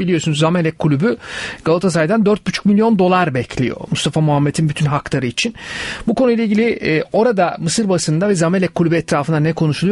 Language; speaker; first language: Turkish; native; Turkish